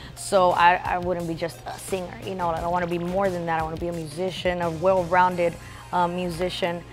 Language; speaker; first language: English; native; English